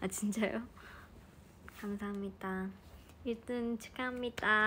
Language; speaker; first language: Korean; non-native, fluent; Japanese